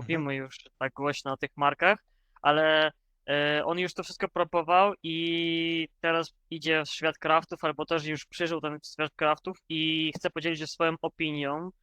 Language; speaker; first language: Polish; non-native, fluent; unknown